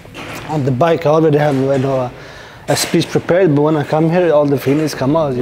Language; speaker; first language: English; non-native, fluent; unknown